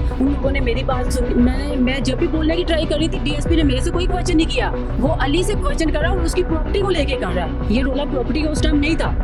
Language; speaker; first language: Urdu; native; Urdu